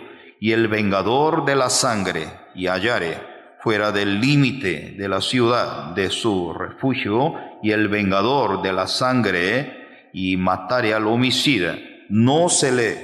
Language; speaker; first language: Spanish; non-native, fluent; Korean